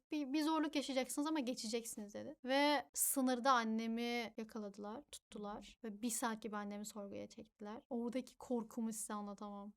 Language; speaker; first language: Turkish; early bilingual, other home language; Uyghur